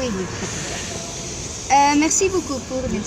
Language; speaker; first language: French; non-native, learner; Dutch